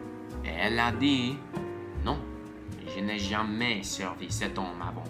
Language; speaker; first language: French; non-native, learner; English